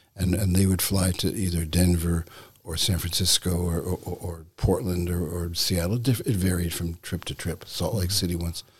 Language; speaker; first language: English; native; English